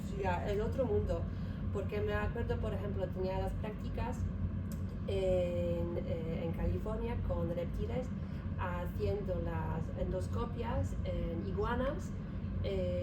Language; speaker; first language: Spanish; non-native, learner; Polish